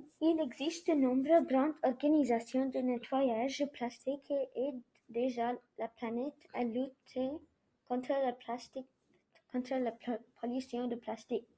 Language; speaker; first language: French; non-native, learner; English